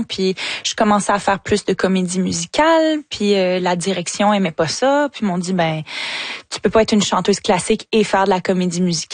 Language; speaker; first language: French; native; French